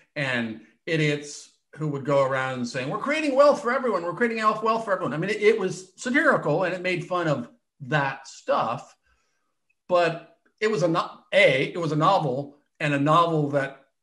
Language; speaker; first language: English; native; English